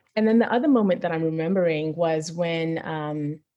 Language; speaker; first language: English; non-native, local second language; Shona